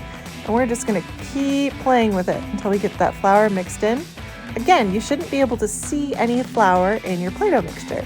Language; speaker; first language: English; native; English